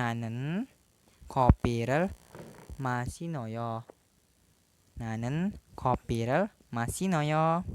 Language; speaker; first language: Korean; non-native, learner; Indonesian